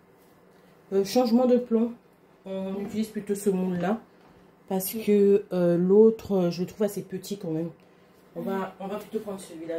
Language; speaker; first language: French; native; French